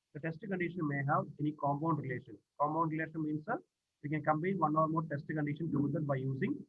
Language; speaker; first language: English; non-native, local second language; Malayalam